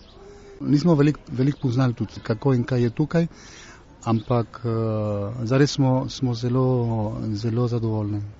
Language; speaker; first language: Slovenian; early bilingual, heritage; Slovenian